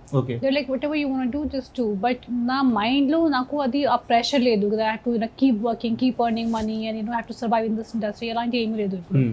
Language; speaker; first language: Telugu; non-native, fluent; Hindi